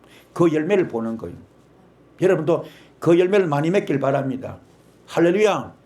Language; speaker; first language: Korean; native; Korean